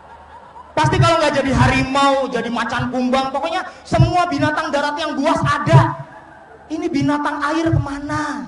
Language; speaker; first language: Indonesian; native; Indonesian